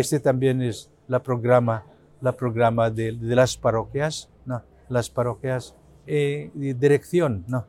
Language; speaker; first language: Spanish; non-native, learner; Cebuano